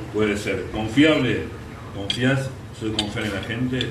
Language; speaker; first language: Spanish; native; Spanish